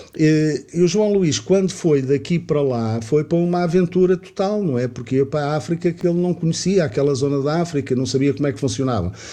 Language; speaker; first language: Portuguese; native; Portuguese